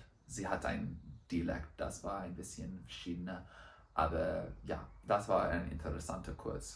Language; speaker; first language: German; non-native, learner; English